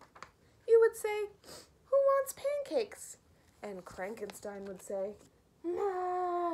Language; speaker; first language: English; native; English